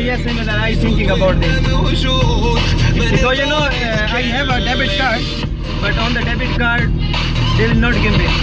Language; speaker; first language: English; non-native, learner; Hindi